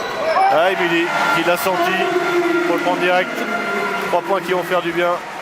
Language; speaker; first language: French; native; French